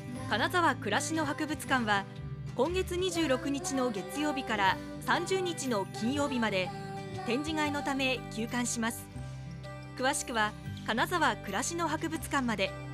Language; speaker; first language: Japanese; native; Japanese